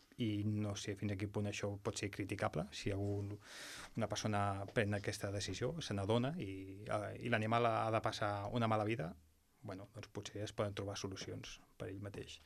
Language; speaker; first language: Catalan; non-native, local second language; Spanish